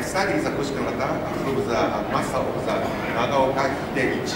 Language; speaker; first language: English; non-native, learner; Japanese